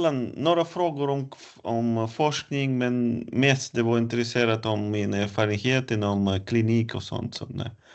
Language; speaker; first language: Swedish; non-native, fluent; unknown